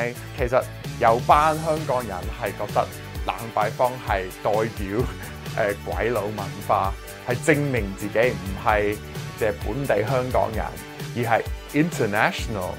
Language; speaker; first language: Chinese; non-native, fluent; English